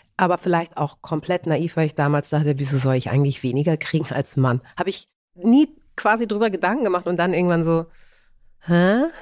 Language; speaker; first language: German; early bilingual, other home language; Greek